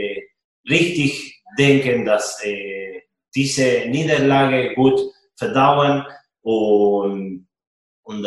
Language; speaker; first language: German; non-native, fluent; Spanish